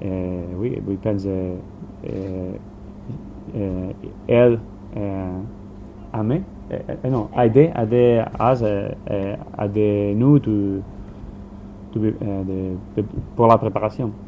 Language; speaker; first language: French; non-native, learner; Spanish